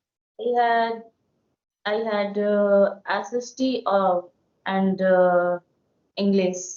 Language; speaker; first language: English; non-native, learner; Hindi